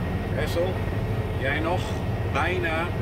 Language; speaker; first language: Dutch; native; Dutch